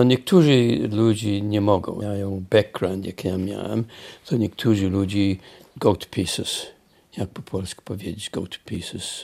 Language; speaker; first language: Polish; early bilingual, heritage; Polish